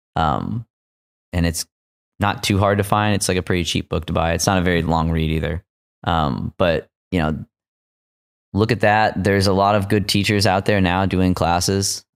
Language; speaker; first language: English; native; English